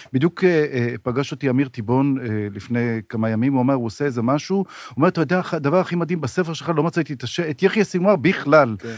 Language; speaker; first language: Hebrew; native; Hebrew